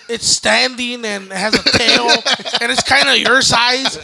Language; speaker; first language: English; early bilingual, other home language; Spanish